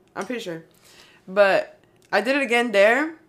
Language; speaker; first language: English; native; English